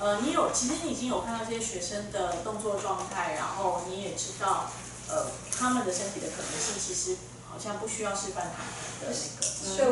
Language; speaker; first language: Chinese; native; Chinese